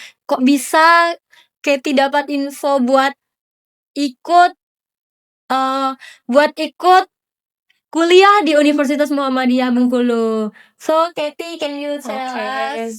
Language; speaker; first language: Indonesian; native; Indonesian